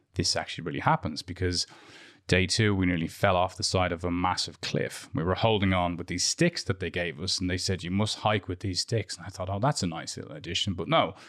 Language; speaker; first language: English; native; English